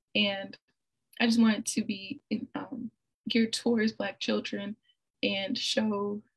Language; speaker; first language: English; native; English